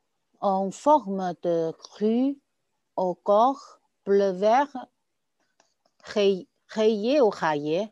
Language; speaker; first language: French; non-native, learner; Chinese